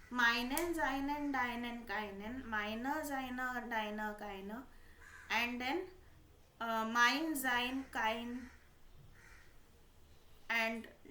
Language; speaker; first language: German; non-native, fluent; Hindi